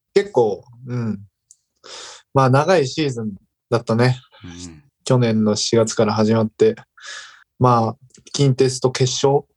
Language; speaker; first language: Japanese; native; Japanese